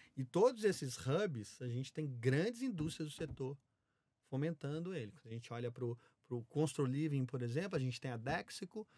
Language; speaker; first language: Portuguese; native; Portuguese